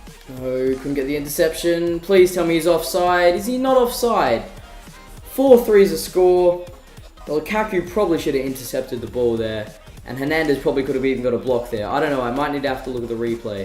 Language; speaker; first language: English; native; English